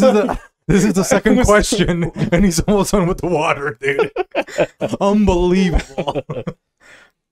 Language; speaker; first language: English; native; English